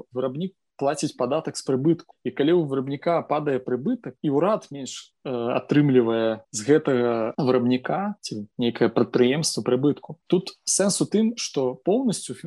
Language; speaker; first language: Belarusian; non-native, local second language; Russian